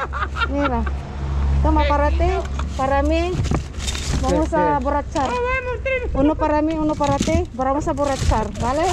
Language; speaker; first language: Spanish; non-native, learner; Filipino